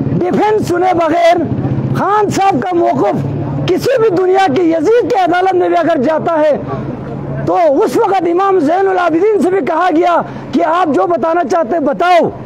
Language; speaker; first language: Urdu; non-native, local second language; Balti